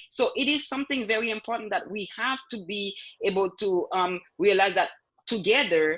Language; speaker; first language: English; non-native, fluent; Haitian Creole